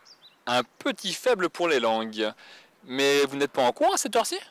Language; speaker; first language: French; native; French